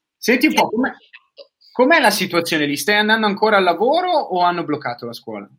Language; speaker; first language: Italian; native; Italian